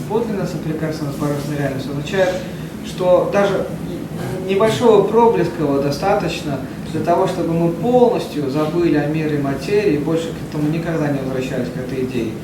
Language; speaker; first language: Russian; native; Russian